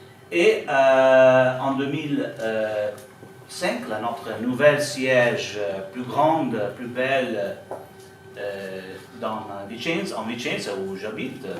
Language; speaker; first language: French; non-native, fluent; Italian